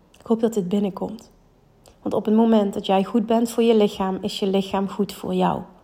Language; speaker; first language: Dutch; native; Dutch